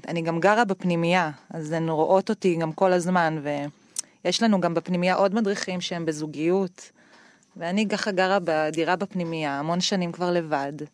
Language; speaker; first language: Hebrew; native; Hebrew